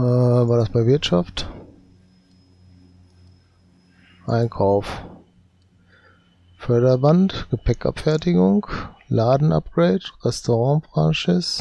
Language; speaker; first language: German; native; German